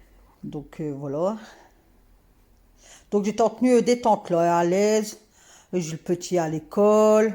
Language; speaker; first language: French; native; French